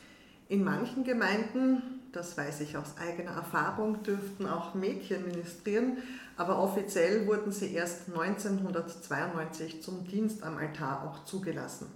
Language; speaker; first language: German; native; German